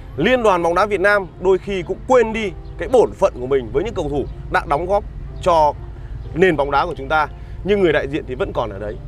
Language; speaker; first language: Vietnamese; native; Vietnamese